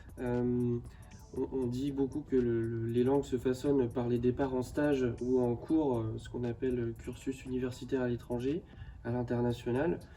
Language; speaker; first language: French; native; French